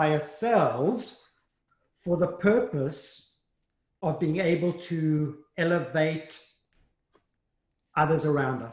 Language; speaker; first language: English; native; English